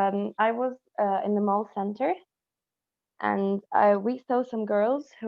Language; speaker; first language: English; non-native, learner; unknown